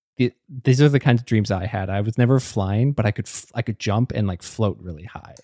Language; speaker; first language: English; native; English